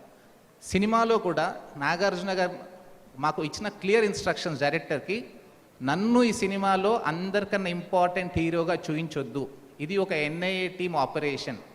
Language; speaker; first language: Telugu; native; Telugu